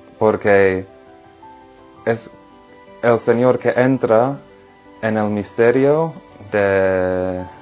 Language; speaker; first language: Spanish; non-native, fluent; English